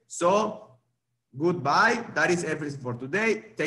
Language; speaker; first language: English; non-native, fluent; Spanish